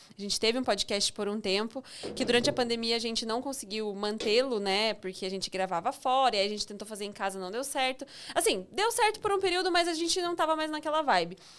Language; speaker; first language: Portuguese; native; Portuguese